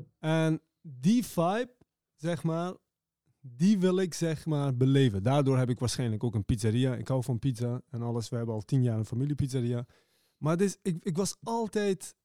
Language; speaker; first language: Dutch; early bilingual, other home language; Persian